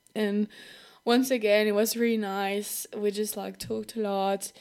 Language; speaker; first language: English; non-native, fluent; French